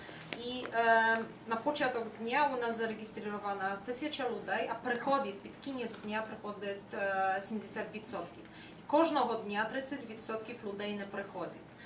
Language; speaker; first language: Ukrainian; non-native, fluent; Polish